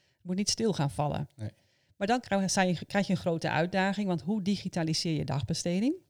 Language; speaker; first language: Dutch; native; Dutch